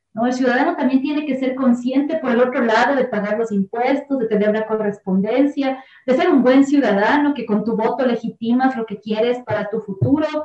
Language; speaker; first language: Spanish; native; Spanish